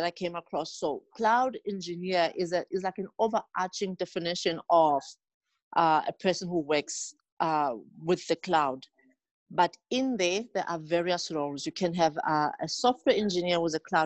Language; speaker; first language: English; non-native, local second language; Xhosa